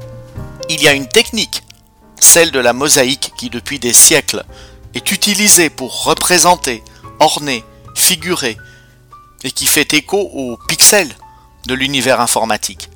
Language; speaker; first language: French; native; French